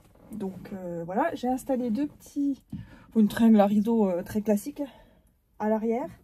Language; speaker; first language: French; native; French